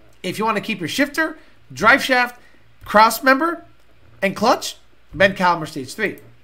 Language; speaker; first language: English; native; English